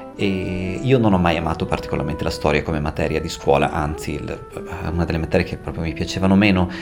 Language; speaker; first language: Italian; non-native, local second language; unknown